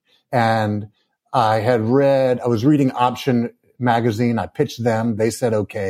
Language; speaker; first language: English; native; English